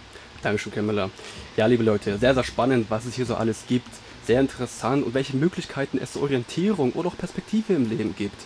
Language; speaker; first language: German; early bilingual, other home language; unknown